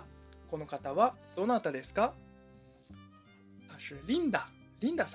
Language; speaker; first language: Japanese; non-native, fluent; Chinese